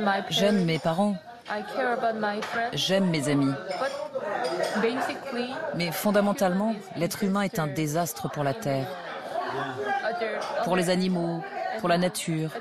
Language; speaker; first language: French; non-native, fluent; Korean